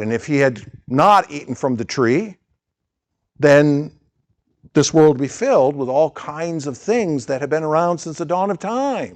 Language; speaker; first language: English; native; English